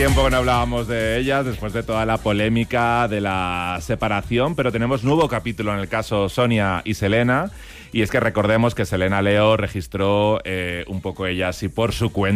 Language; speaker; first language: Spanish; native; Spanish